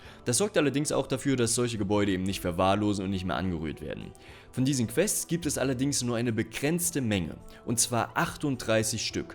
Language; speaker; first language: German; native; German